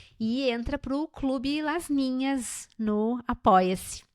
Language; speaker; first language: Portuguese; native; Portuguese